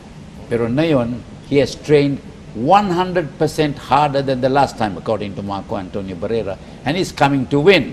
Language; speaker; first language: English; non-native, local second language; Filipino